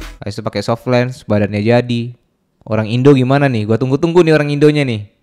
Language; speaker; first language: Indonesian; native; Indonesian